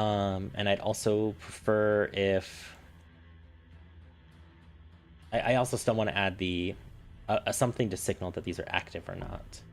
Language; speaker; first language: English; native; English